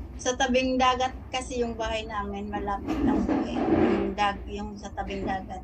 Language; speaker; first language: Filipino; non-native, local second language; Cebuano